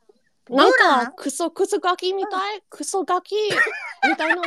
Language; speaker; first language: Japanese; non-native, learner; English